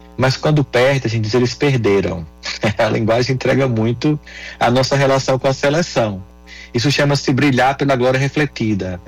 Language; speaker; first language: Portuguese; native; Portuguese